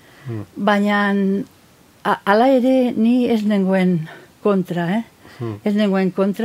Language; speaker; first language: Basque; non-native, fluent; Catalan